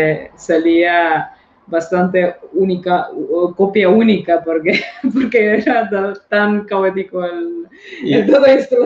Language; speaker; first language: Spanish; non-native, fluent; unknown